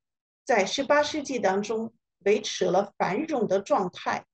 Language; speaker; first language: Chinese; non-native, fluent; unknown